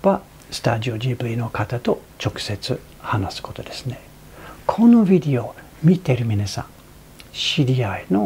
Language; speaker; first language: Japanese; non-native, fluent; English